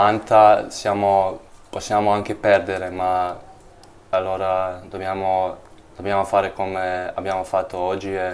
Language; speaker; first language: Italian; non-native, learner; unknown